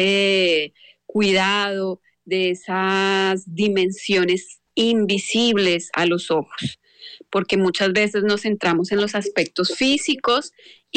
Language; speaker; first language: Spanish; native; Spanish